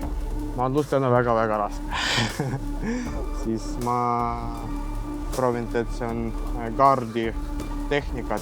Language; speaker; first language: Estonian; non-native, learner; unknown